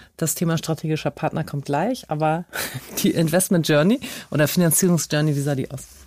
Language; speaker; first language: German; native; German